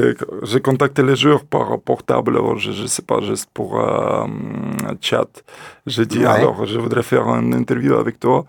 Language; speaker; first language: French; non-native, learner; Russian